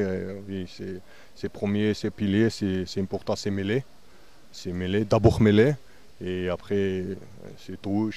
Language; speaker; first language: French; non-native, learner; Georgian